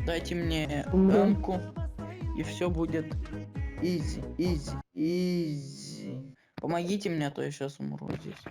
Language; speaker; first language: Russian; native; Russian